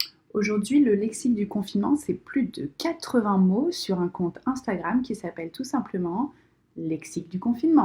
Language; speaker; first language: French; native; French